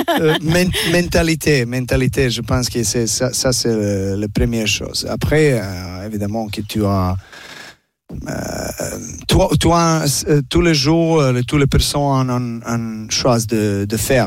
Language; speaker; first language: French; non-native, learner; Serbian